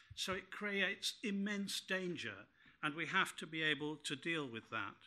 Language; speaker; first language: English; native; English